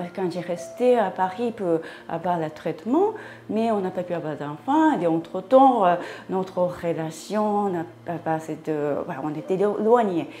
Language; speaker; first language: French; non-native, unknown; Japanese